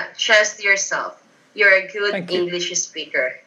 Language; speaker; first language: English; non-native, local second language; Filipino